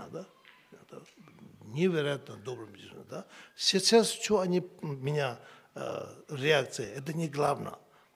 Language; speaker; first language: Russian; non-native, learner; Tibetan